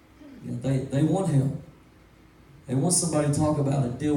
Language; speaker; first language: English; native; English